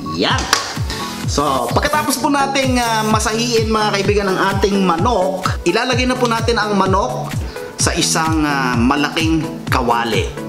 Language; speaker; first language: Filipino; non-native, local second language; Iloko